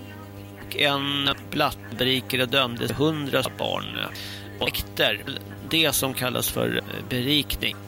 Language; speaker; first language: Swedish; native; Swedish